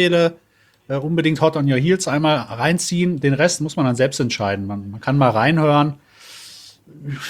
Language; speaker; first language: German; native; German